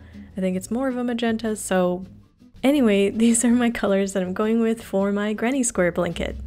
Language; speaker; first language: English; native; English